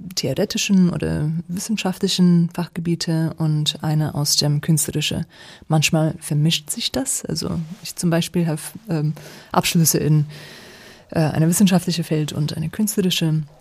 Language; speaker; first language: German; non-native, fluent; English